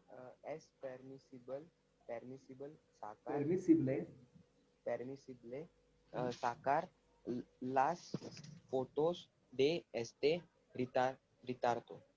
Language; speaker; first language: Spanish; non-native, learner; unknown